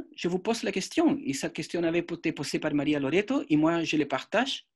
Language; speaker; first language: French; non-native, fluent; Spanish